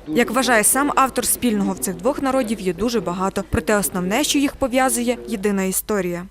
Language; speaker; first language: Ukrainian; native; Ukrainian